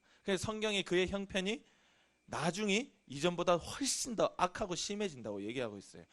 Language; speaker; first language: Korean; native; Korean